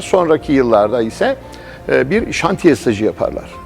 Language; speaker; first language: Turkish; native; Turkish